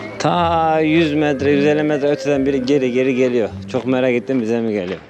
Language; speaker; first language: Turkish; native; Turkish